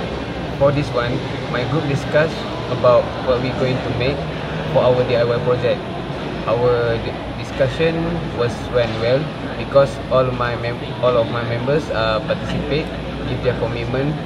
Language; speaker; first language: English; non-native, local second language; Malay